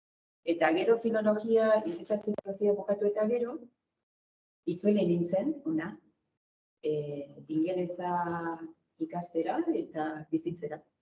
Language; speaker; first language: Basque; non-native, fluent; Spanish